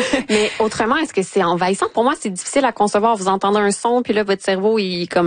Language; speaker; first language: French; native; French